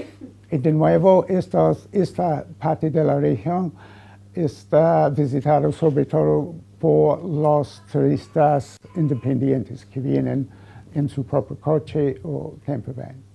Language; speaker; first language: Spanish; non-native, fluent; English